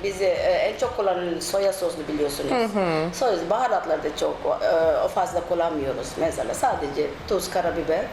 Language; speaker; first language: Turkish; non-native, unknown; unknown